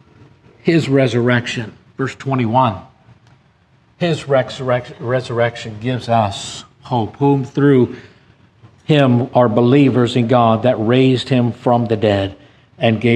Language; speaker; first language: English; native; English